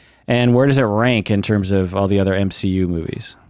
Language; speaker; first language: English; native; English